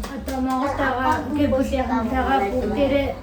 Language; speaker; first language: Mongolian; early bilingual, heritage; Mongolian